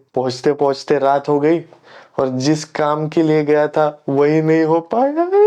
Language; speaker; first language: Hindi; non-native, local second language; Marathi